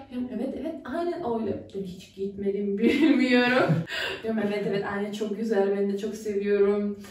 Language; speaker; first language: Turkish; non-native, learner; Macedonian